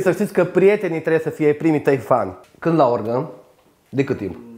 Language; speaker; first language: Romanian; native; Romanian